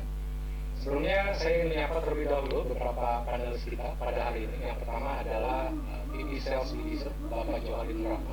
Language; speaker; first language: Indonesian; native; Indonesian